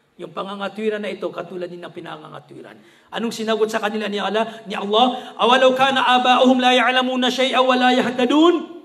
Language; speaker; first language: Filipino; non-native, local second language; Maranao